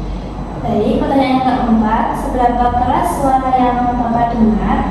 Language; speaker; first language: Indonesian; native; Indonesian